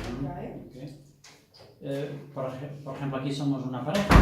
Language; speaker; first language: Spanish; non-native, fluent; Portuguese